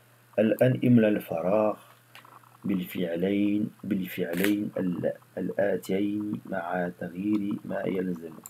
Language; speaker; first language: Arabic; non-native, fluent; French